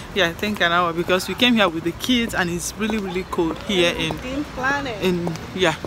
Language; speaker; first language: English; non-native, local second language; Igbo